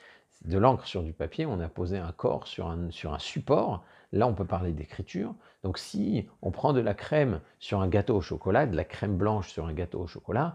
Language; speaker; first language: French; native; French